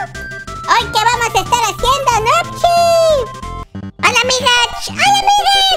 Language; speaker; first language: Spanish; native; Spanish